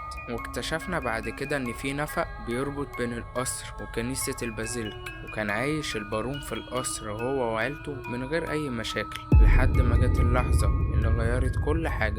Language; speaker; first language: Arabic; native; Arabic